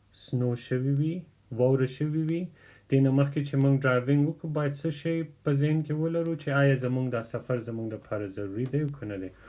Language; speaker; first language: Persian; non-native, local second language; Pashto